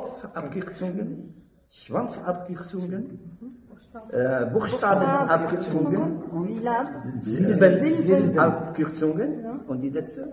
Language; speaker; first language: German; non-native, learner; French